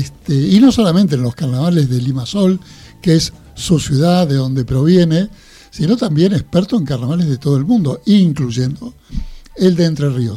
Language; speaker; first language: Spanish; native; Spanish